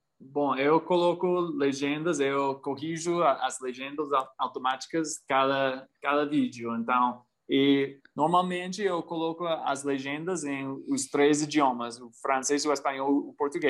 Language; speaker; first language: Portuguese; non-native, fluent; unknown